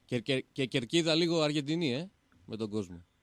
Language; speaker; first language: Greek; native; Greek